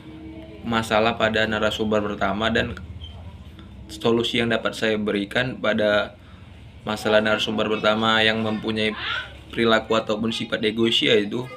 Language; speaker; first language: Indonesian; native; Indonesian